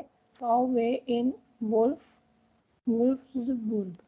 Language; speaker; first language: German; non-native, learner; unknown